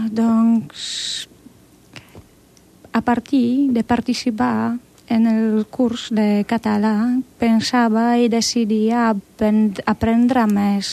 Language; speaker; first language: Catalan; non-native, learner; Polish